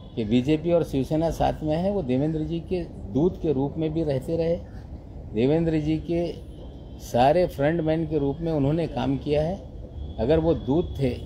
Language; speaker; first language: Hindi; native; Hindi